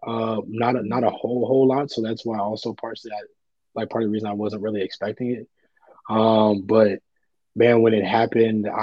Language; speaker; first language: English; native; English